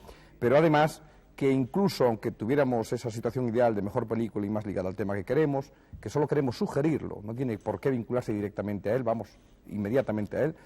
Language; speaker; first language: Spanish; native; Spanish